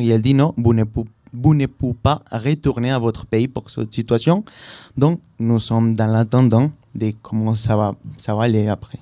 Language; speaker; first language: French; non-native, learner; Spanish